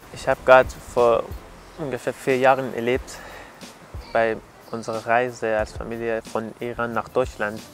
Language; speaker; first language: German; non-native, learner; Persian